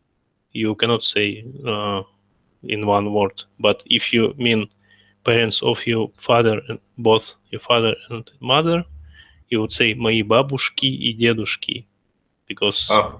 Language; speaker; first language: English; non-native, learner; Russian